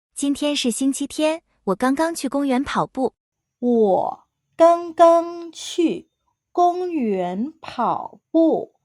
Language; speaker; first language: Chinese; non-native, fluent; Thai